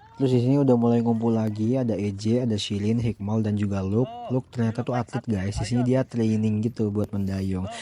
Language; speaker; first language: Indonesian; native; Indonesian